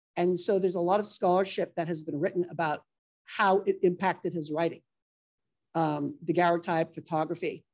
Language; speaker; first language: English; native; English